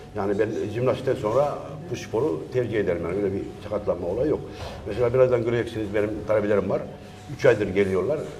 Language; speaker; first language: Turkish; early bilingual, heritage; Turkish